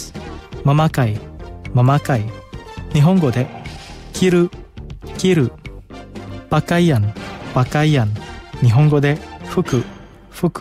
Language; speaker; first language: Japanese; non-native, fluent; Indonesian